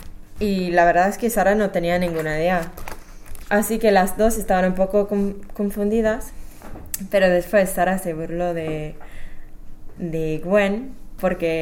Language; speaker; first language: Spanish; non-native, fluent; English